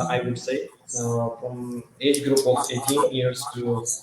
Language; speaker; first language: English; non-native, local second language; Pashto